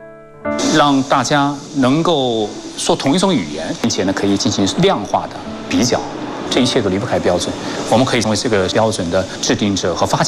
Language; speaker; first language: Chinese; native; Chinese